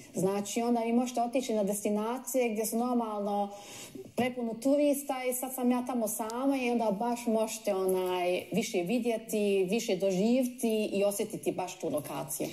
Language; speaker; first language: Croatian; early bilingual, heritage; Croatian